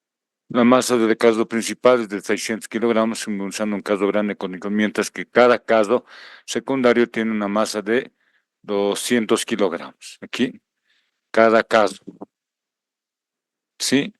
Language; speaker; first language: Spanish; native; Spanish